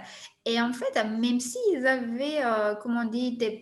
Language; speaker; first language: French; non-native, fluent; Turkish